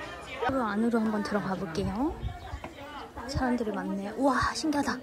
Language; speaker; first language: Korean; native; Korean